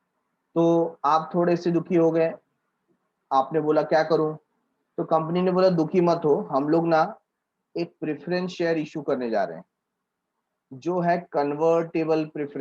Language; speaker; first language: Hindi; native; Hindi